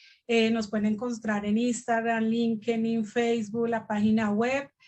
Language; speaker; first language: Spanish; native; Spanish